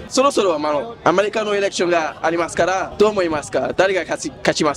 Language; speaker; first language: Japanese; non-native, learner; English